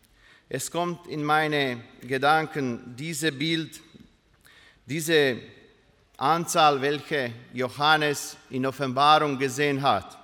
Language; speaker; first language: German; non-native, learner; Croatian